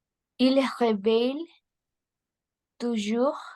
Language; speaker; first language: French; non-native, learner; Spanish